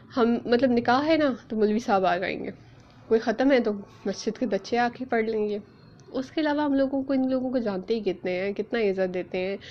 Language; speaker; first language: Urdu; native; Urdu